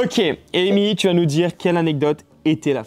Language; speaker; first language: French; native; French